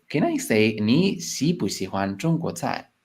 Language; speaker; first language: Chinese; non-native, learner; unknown